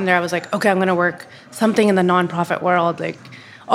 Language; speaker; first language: English; non-native, local second language; Urdu